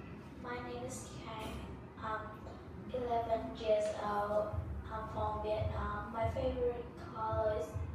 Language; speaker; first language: English; non-native, learner; Vietnamese